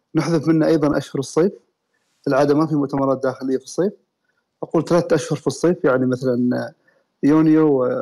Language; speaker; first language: Arabic; native; Arabic